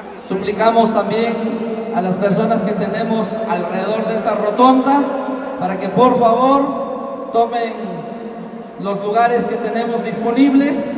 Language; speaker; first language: Spanish; native; Spanish